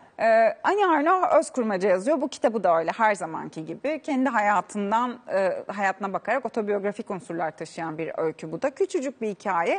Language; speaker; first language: Turkish; native; Turkish